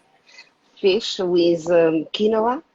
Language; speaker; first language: English; non-native, learner; French